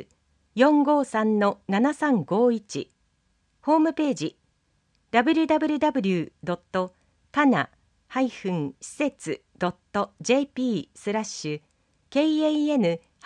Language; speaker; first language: Japanese; native; Japanese